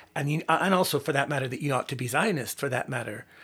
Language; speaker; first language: English; native; English